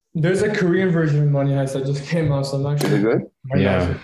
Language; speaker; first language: English; early bilingual, other home language; Korean